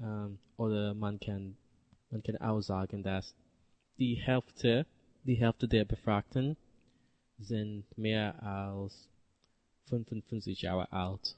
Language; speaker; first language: German; non-native, learner; English